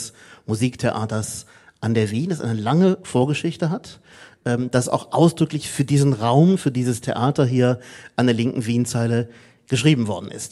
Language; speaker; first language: German; native; German